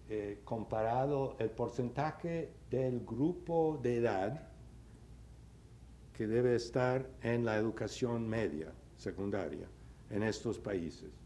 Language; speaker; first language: Spanish; non-native, fluent; English